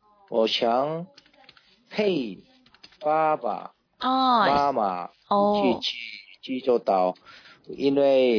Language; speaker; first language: Chinese; non-native, learner; Korean